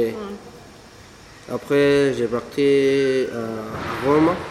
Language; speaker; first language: French; non-native, learner; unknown